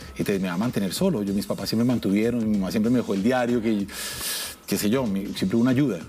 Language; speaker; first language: Spanish; native; Spanish